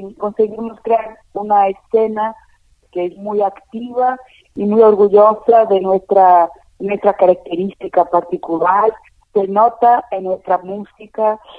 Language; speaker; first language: Spanish; non-native, fluent; Portuguese